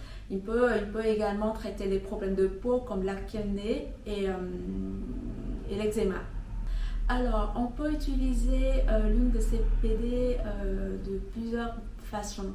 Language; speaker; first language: French; non-native, fluent; Vietnamese